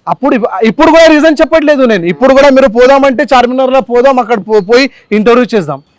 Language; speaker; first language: Telugu; non-native, local second language; Marathi